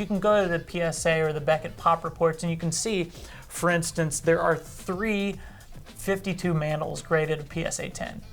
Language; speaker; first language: English; native; English